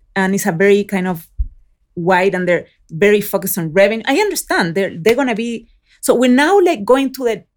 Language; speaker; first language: English; early bilingual, other home language; Spanish